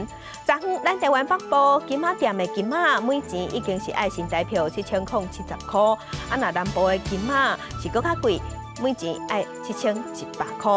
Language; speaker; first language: Chinese; native; Chinese